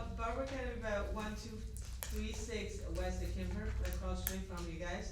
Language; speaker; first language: English; non-native, learner; Chinese